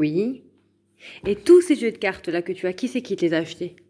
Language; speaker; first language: French; native; French